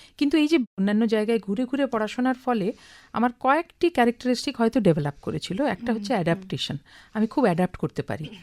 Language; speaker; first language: Bangla; native; Bangla